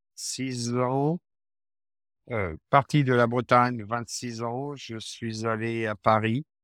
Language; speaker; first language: English; non-native, learner; French